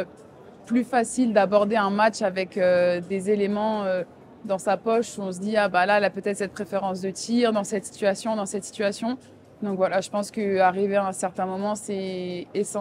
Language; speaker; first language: French; native; French